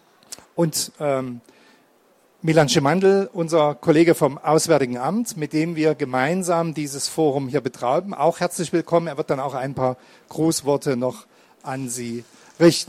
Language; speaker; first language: German; native; German